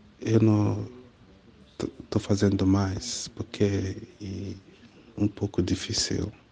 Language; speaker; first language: Portuguese; non-native, learner; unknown